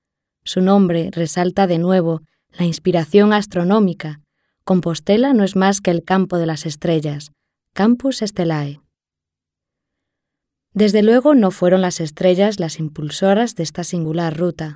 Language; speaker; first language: Spanish; native; Spanish